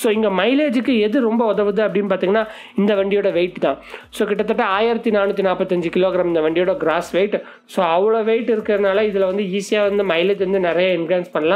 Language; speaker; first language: Tamil; native; Tamil